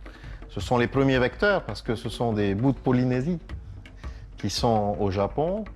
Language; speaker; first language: French; native; French